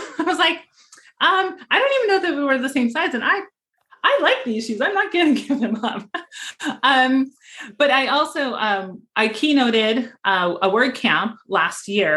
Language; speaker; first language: English; native; English